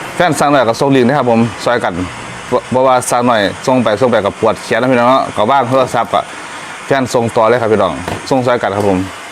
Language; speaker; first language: Thai; native; Thai